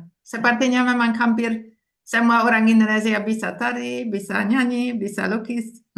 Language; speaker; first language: Indonesian; non-native, fluent; Hungarian